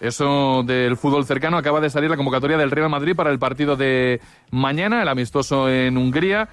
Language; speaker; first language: Spanish; native; Spanish